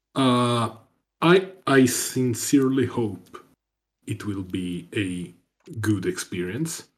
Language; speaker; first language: English; non-native, fluent; Italian